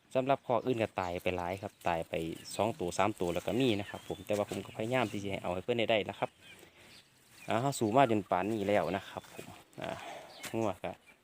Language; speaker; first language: Thai; native; Thai